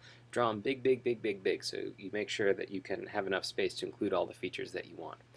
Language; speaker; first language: English; native; English